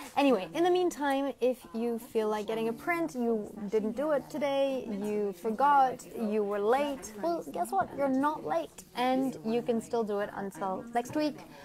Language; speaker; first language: English; non-native, fluent; French